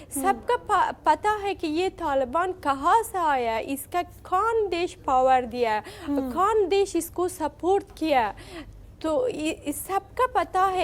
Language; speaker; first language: Hindi; non-native, learner; Persian